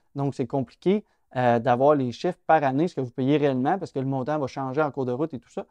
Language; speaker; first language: French; native; French